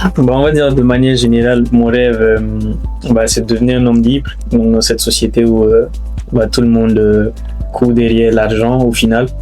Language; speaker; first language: French; non-native, local second language; Fula